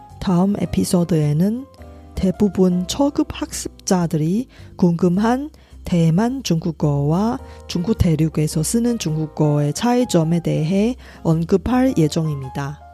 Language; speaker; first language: Korean; non-native, fluent; Chinese